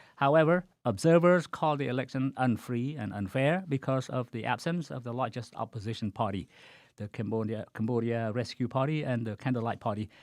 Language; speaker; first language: English; non-native, fluent; Khmer